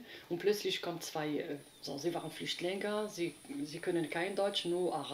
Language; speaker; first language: German; non-native, learner; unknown